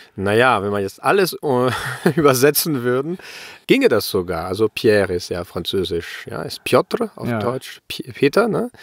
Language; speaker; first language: German; early bilingual, heritage; German